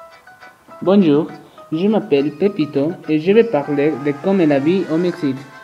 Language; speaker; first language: French; non-native, learner; Spanish